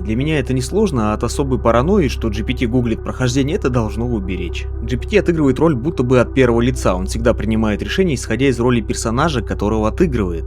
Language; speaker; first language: Russian; native; Russian